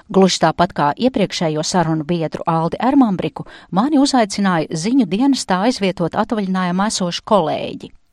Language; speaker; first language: Latvian; native; Latvian